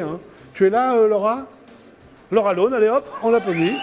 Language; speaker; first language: French; native; French